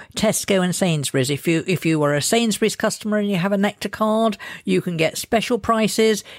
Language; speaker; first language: English; native; English